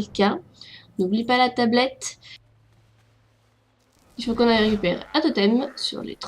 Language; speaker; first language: French; native; French